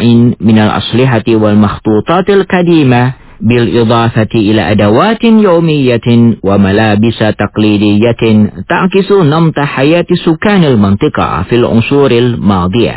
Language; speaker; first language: Arabic; non-native, fluent; Indonesian